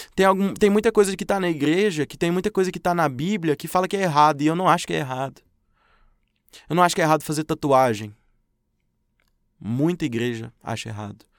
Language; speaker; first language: Portuguese; native; Portuguese